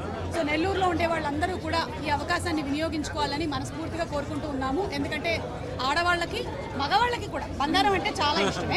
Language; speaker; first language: Telugu; native; Telugu